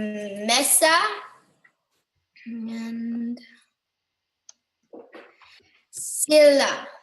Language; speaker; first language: Spanish; non-native, learner; English